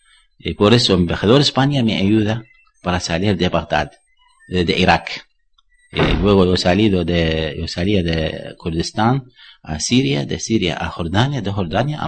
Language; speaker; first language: Spanish; non-native, learner; Arabic